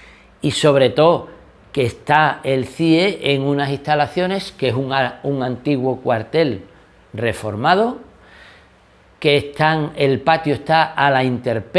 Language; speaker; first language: Spanish; native; Spanish